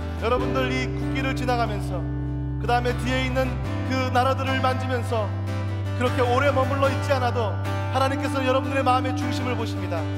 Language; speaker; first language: Korean; native; Korean